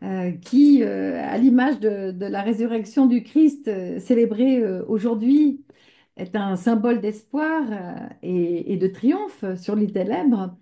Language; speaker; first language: French; native; French